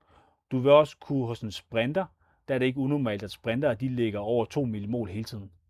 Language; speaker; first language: Danish; native; Danish